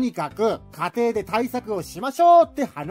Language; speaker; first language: Japanese; native; Japanese